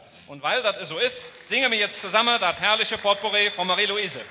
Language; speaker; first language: German; native; German